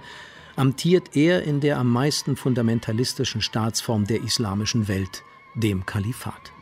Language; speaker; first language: German; native; German